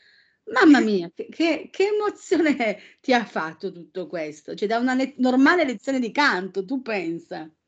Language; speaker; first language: Italian; native; Italian